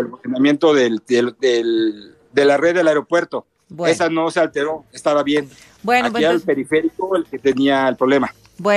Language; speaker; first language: Spanish; native; Spanish